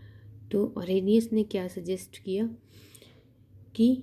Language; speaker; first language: Hindi; native; Hindi